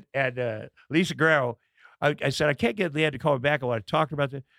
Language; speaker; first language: English; native; English